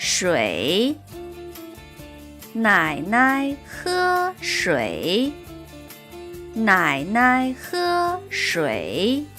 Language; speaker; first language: Chinese; non-native, learner; Thai